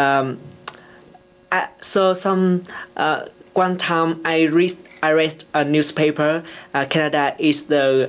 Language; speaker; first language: English; non-native, learner; Vietnamese